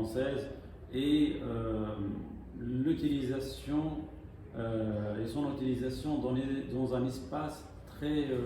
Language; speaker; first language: French; non-native, fluent; Arabic